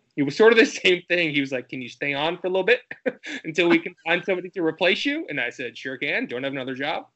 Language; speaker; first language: English; native; English